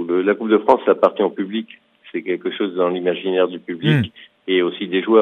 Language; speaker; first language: French; native; French